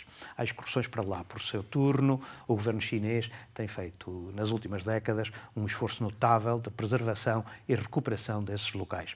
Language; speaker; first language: Portuguese; native; Portuguese